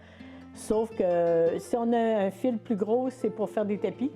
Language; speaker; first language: French; native; French